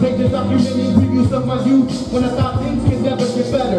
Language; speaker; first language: English; native; English